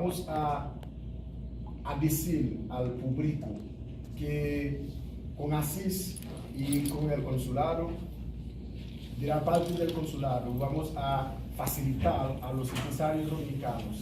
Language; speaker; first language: Spanish; non-native, fluent; Haitian Creole